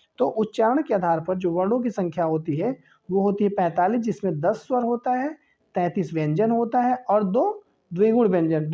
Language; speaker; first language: Hindi; native; Hindi